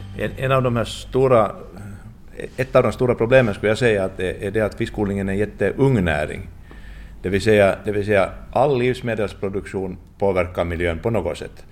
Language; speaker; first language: Swedish; non-native, fluent; Finnish